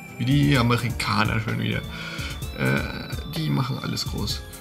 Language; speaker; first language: German; native; German